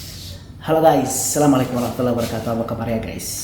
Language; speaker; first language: Indonesian; non-native, fluent; Arabic